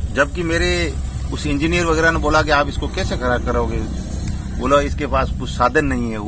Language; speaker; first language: Hindi; native; Hindi